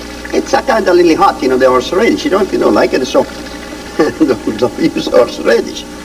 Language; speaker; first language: English; non-native, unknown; Italian